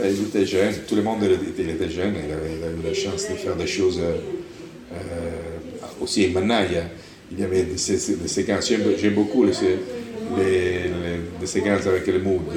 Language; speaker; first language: French; non-native, learner; Italian